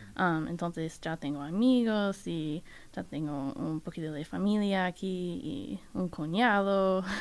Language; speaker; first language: Spanish; non-native, fluent; English